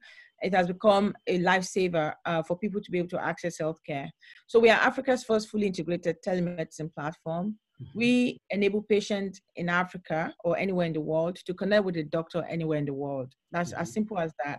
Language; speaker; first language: English; non-native, local second language; Yoruba